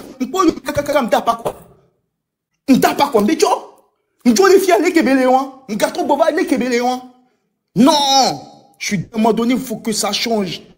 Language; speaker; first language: French; non-native, local second language; Ewe